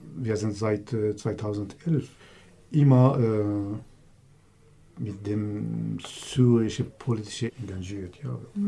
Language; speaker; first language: German; non-native, learner; Kurdish